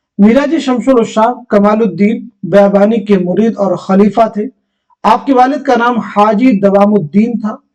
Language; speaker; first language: Urdu; native; Urdu